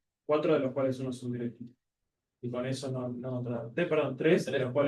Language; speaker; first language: Spanish; native; Spanish